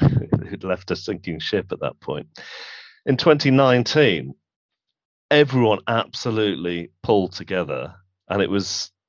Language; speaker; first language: English; native; English